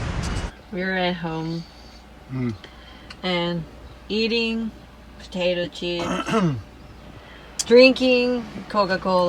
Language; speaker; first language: English; non-native, learner; Korean